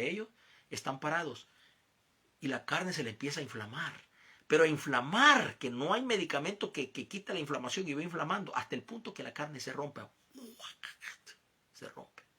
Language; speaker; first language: Spanish; native; Spanish